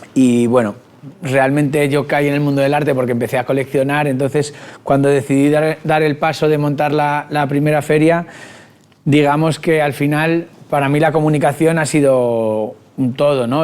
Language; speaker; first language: Spanish; native; Spanish